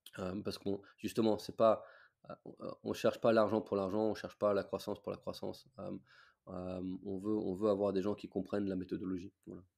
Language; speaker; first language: French; non-native, fluent; English